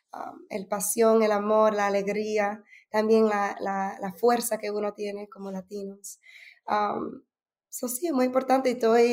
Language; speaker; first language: Spanish; early bilingual, heritage; Spanish